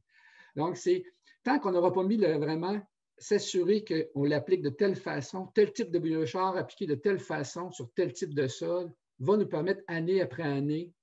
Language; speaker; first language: French; native; French